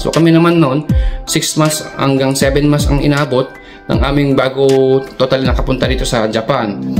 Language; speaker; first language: Filipino; native; Filipino